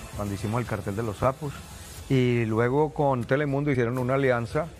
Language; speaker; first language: Spanish; native; Spanish